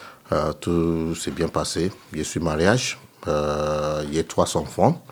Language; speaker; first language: French; non-native, learner; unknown